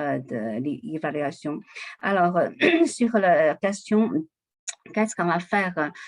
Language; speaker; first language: French; non-native, learner; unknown